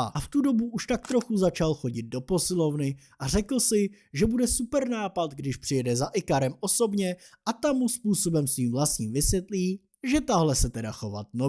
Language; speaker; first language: Czech; native; Czech